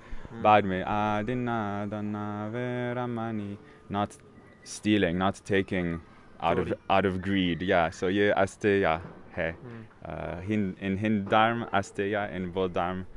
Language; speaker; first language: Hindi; non-native, learner; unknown